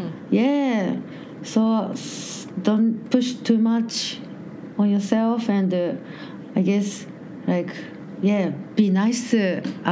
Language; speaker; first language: English; non-native, learner; Japanese